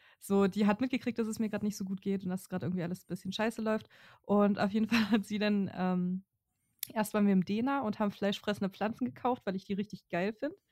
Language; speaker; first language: German; native; German